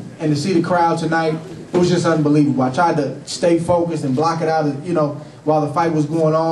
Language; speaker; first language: English; native; English